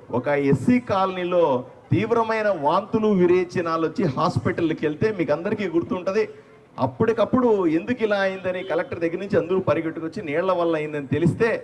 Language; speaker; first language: Telugu; native; Telugu